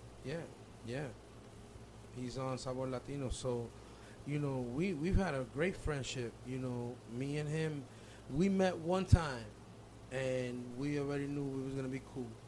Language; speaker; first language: English; early bilingual, other home language; Spanish